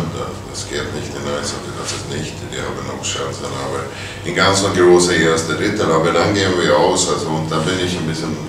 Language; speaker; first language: German; non-native, fluent; Swedish